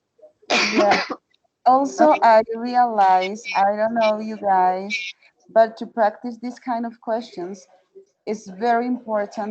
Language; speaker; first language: English; non-native, fluent; Spanish